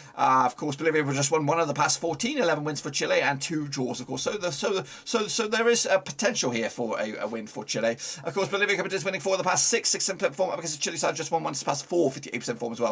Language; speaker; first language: English; native; English